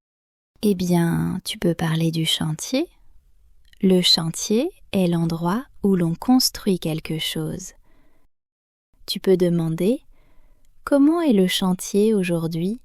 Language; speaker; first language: French; native; French